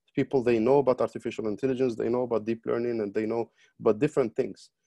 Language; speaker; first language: English; non-native, fluent; Arabic